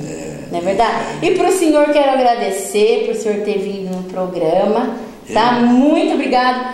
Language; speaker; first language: Portuguese; native; Portuguese